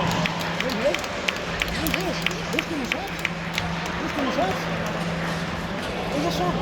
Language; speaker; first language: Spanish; non-native, local second language; Catalan